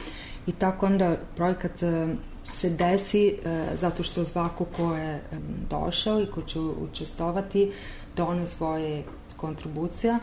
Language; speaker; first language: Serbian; non-native, learner; Italian